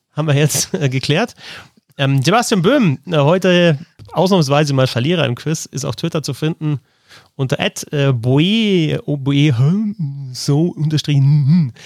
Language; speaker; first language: German; native; German